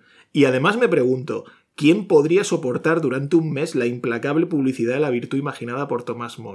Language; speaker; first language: Spanish; native; Spanish